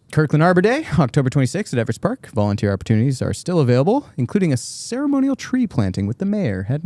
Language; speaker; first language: English; native; English